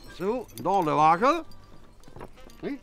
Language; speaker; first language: French; non-native, learner; Dutch